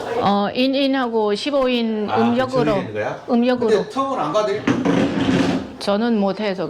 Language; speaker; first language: Korean; non-native, learner; Vietnamese